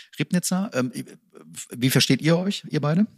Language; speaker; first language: German; native; German